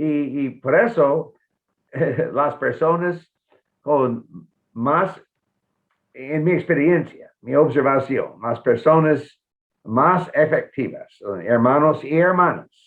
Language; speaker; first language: Spanish; non-native, fluent; English